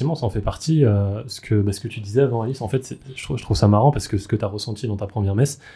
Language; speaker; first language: French; native; French